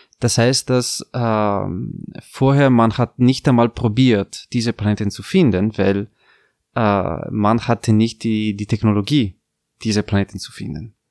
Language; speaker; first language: German; non-native, fluent; Italian